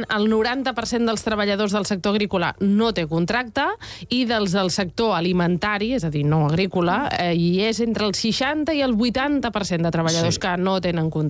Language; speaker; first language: Catalan; native; Catalan